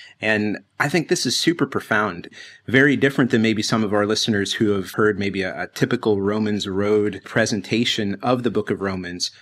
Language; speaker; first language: English; native; English